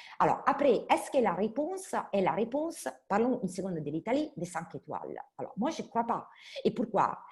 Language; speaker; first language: French; non-native, fluent; Italian